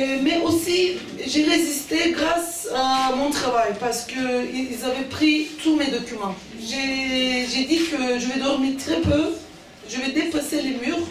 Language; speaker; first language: French; non-native, fluent; Turkish